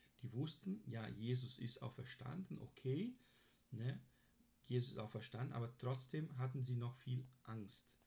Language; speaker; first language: German; non-native, fluent; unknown